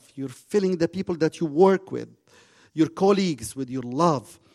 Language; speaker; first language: English; non-native, fluent; Arabic